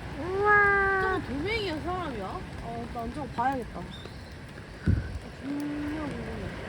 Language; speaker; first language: Korean; native; Korean